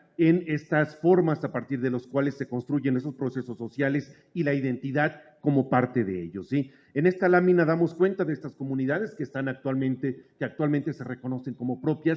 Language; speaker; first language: Spanish; native; Spanish